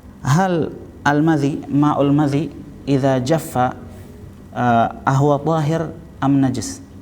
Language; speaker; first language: Arabic; non-native, fluent; Indonesian